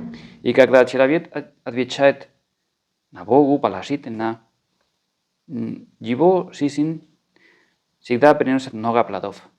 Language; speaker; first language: Russian; non-native, fluent; Spanish